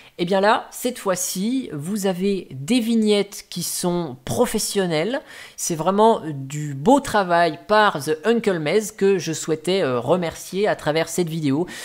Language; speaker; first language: French; native; French